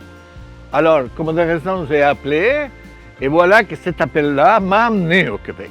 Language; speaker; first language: French; non-native, fluent; Spanish